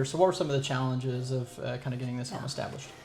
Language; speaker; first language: English; native; English